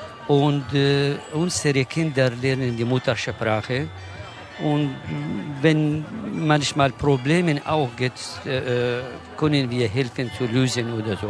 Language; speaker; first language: German; non-native, learner; Kurdish